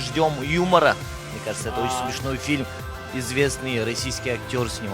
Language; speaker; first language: Russian; non-native, local second language; Kyrgyz